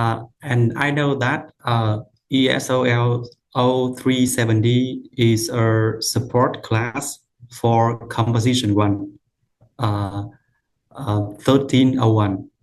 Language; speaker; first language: English; non-native, learner; Vietnamese